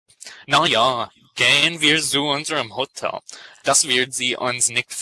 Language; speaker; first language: German; non-native, learner; English